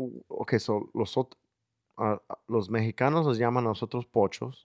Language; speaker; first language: Spanish; early bilingual, heritage; Spanish